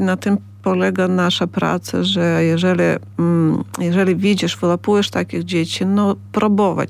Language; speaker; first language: Polish; non-native, fluent; Ukrainian